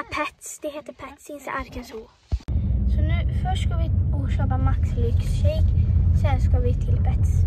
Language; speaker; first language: Swedish; native; Swedish